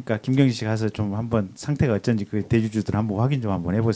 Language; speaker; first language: Korean; native; Korean